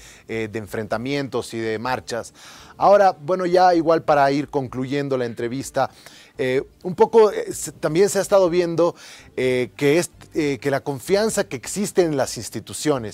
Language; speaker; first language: Spanish; native; Spanish